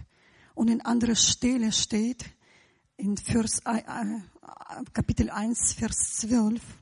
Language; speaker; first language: German; non-native, fluent; Russian